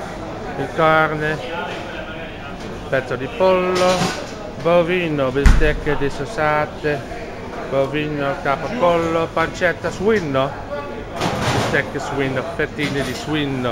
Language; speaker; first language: Italian; non-native, learner; Dutch